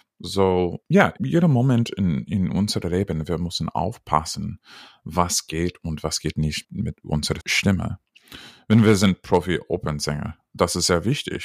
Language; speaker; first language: German; non-native, learner; English